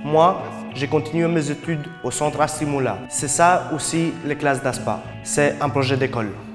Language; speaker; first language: French; non-native, fluent; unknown